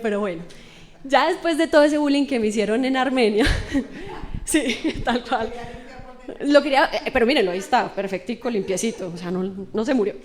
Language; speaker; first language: Spanish; native; Spanish